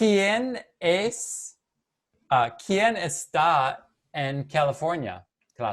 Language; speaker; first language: Spanish; non-native, fluent; English